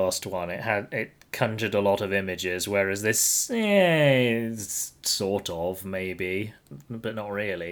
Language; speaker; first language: English; native; English